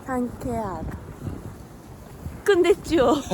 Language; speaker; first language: Korean; non-native, fluent; Japanese